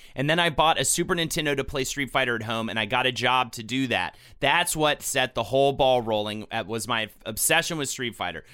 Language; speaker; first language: English; native; English